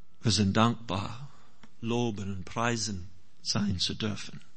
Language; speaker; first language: German; non-native, fluent; English